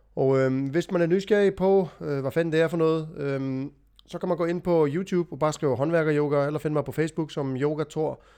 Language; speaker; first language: Danish; native; Danish